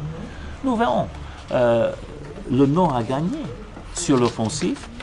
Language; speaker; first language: French; non-native, fluent; English